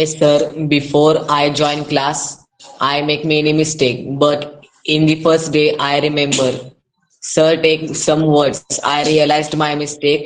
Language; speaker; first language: English; non-native, learner; Marathi